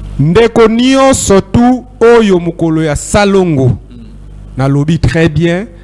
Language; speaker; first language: Lingala; native; Lingala